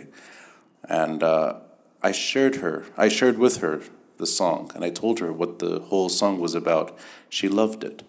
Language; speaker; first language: English; native; English